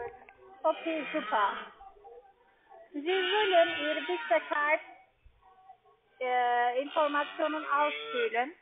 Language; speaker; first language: German; non-native, learner; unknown